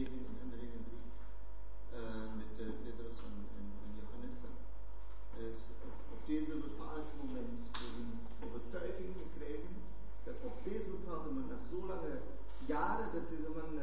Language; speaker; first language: Dutch; non-native, fluent; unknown